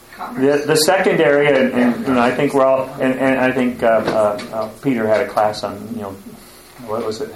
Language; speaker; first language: English; native; English